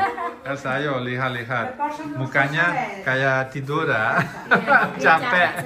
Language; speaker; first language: Indonesian; non-native, learner; Catalan